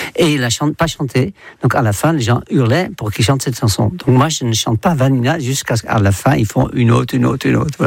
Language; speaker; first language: French; native; French